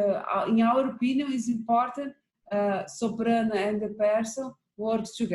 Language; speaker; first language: English; non-native, learner; Portuguese